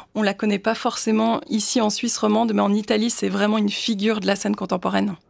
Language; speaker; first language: French; native; French